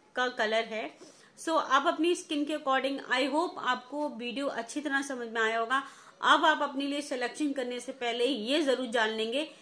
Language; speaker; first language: Hindi; native; Hindi